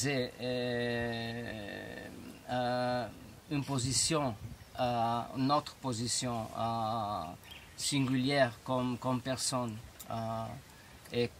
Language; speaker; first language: French; non-native, fluent; Italian